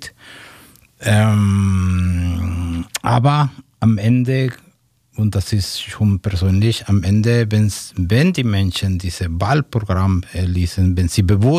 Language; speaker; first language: German; non-native, fluent; Spanish